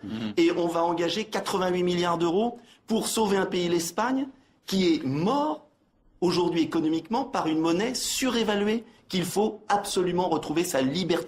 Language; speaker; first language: French; native; French